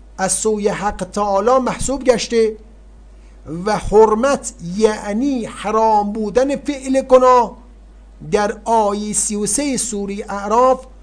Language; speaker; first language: Persian; native; Persian